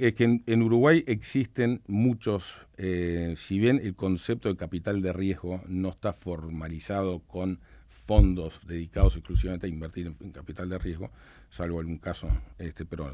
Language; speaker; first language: Spanish; native; Spanish